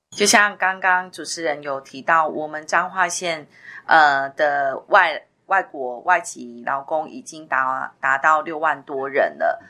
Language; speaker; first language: Chinese; native; Chinese